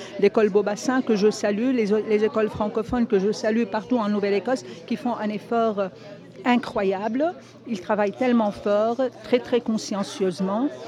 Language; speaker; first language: French; non-native, local second language; Arabic